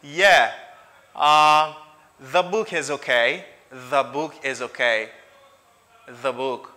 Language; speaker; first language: English; non-native, fluent; Haitian Creole